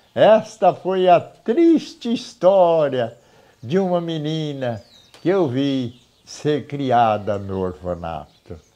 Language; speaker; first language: Portuguese; native; Portuguese